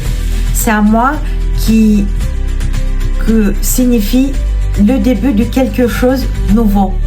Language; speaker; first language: French; non-native, fluent; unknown